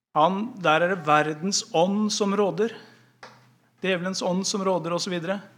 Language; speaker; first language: Norwegian; native; Norwegian